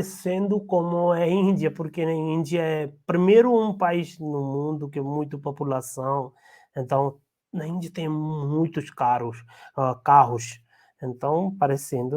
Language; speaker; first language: Portuguese; non-native, learner; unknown